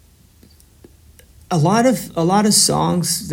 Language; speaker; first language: English; non-native, fluent; Albanian